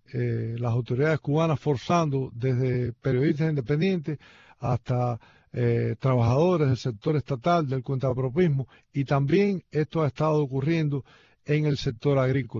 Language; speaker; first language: Spanish; native; Spanish